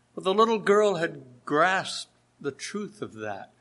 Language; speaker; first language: English; native; English